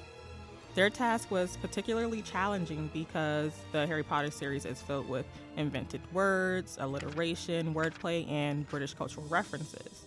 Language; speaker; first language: English; native; English